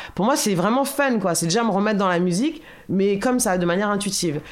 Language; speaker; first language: French; native; French